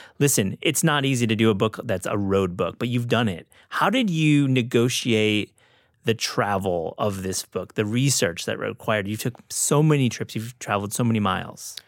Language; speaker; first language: English; native; English